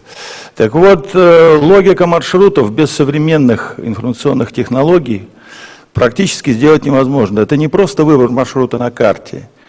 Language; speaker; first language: Russian; native; Russian